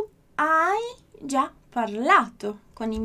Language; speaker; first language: Italian; non-native, fluent; Portuguese